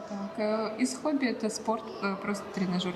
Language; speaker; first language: Russian; native; Russian